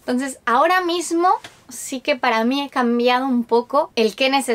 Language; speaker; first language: Spanish; native; Spanish